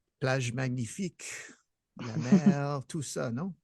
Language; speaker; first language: French; non-native, fluent; English